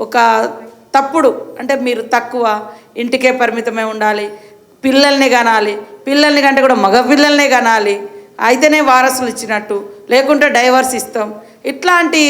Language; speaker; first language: Telugu; native; Telugu